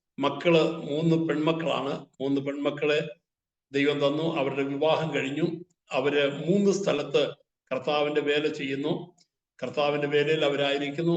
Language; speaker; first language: Malayalam; native; Malayalam